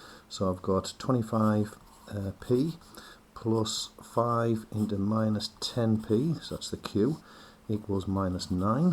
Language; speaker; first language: English; native; English